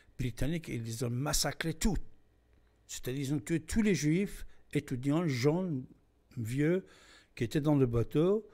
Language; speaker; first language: French; non-native, fluent; Persian